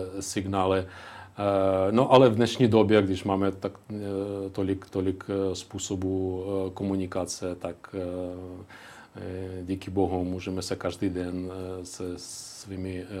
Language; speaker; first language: Czech; non-native, local second language; Ukrainian